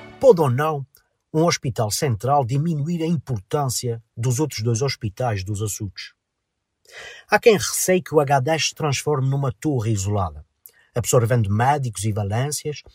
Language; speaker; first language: Portuguese; native; Portuguese